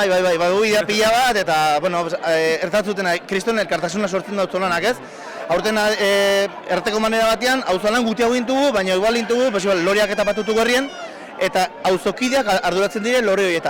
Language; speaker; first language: Basque; native; Basque